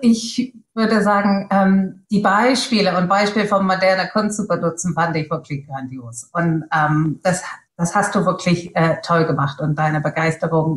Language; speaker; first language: German; non-native, fluent; English